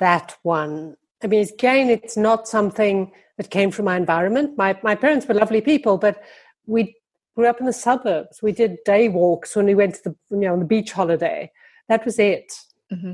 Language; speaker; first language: English; native; English